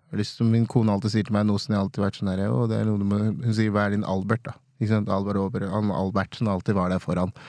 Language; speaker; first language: Norwegian; non-native, fluent; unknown